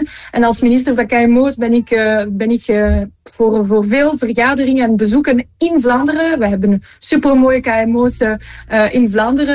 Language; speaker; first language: Dutch; non-native, local second language; French